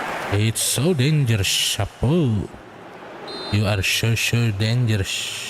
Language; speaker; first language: English; non-native, learner; Indonesian